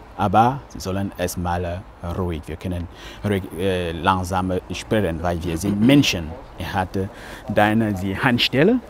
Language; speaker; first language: German; non-native, learner; French